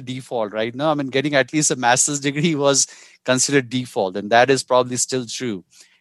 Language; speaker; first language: English; non-native, local second language; Hindi